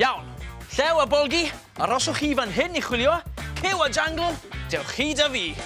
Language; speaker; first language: Welsh; native; Welsh